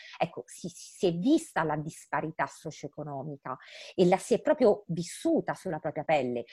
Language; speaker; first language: Italian; native; Italian